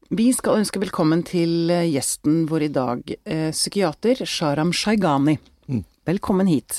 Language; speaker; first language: Norwegian; native; Norwegian